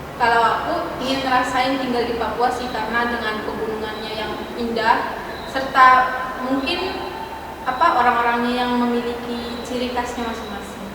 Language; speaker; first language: Indonesian; non-native, local second language; Tetum